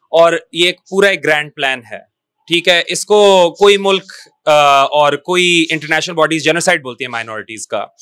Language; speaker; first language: Urdu; non-native, local second language; Punjabi